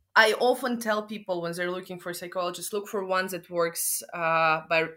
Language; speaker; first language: English; non-native, fluent; Russian